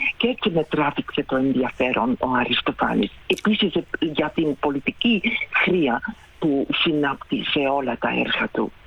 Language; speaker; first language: Greek; non-native, fluent; Dutch